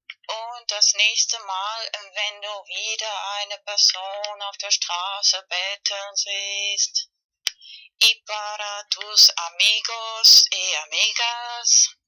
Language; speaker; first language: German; non-native, fluent; Spanish